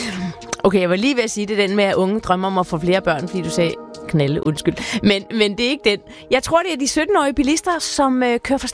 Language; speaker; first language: Danish; native; Danish